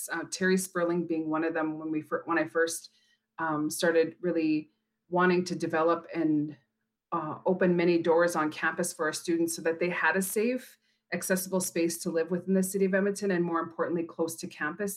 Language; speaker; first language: English; native; English